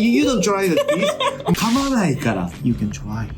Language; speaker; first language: English; non-native, learner; Japanese